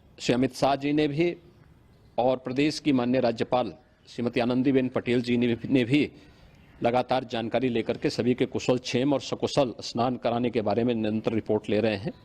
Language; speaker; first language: Hindi; native; Hindi